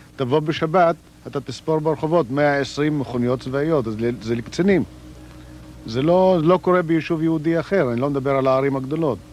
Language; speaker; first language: Hebrew; non-native, local second language; Arabic